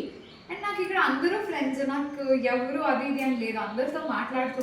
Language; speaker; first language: Telugu; non-native, local second language; Kannada